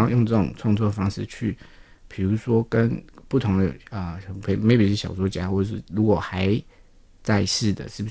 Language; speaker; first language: Chinese; non-native, local second language; Min Nan Chinese